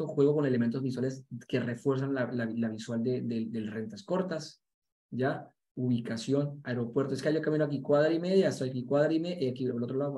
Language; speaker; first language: Spanish; native; Spanish